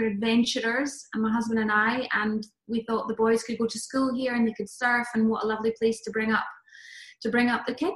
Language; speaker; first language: English; native; English